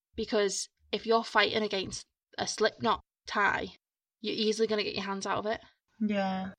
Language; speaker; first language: English; native; English